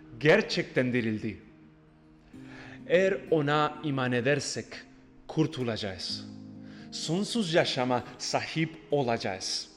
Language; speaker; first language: Turkish; non-native, fluent; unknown